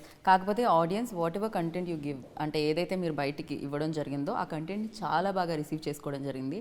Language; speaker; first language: Telugu; native; Telugu